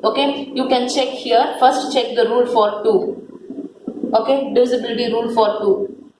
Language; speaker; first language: English; non-native, local second language; Tamil